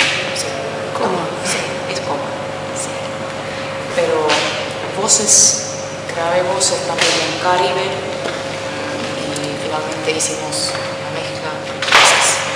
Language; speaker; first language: Spanish; non-native, fluent; Finnish